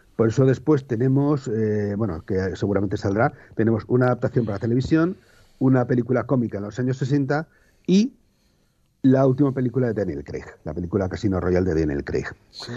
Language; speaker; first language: Spanish; native; Spanish